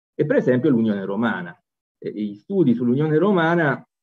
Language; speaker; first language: Italian; native; Italian